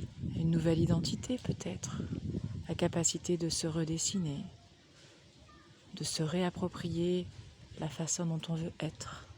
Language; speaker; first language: French; native; French